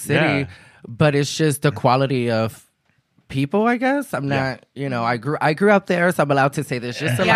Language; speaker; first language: English; early bilingual, other home language; Spanish